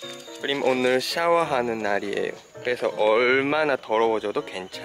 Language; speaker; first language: Korean; non-native, fluent; Japanese